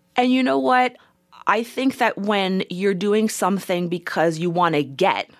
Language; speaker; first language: English; native; English